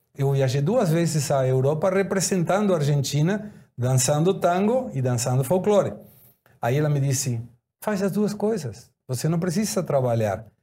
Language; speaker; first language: Portuguese; non-native, fluent; Spanish